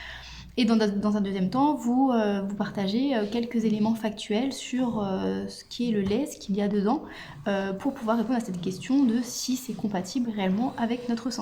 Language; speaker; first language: French; native; French